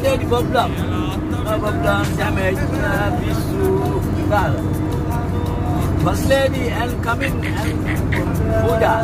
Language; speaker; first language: English; non-native, learner; Sinhala